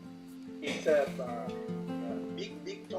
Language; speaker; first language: English; non-native, learner; Sinhala